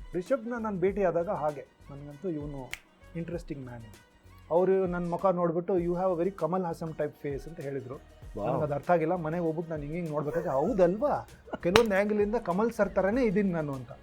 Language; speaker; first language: Kannada; non-native, local second language; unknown